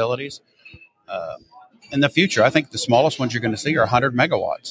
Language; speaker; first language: English; native; English